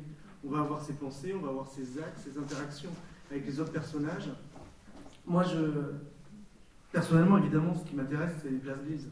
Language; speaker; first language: French; native; French